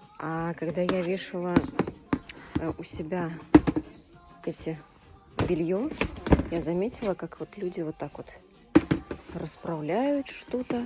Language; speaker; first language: Russian; native; Russian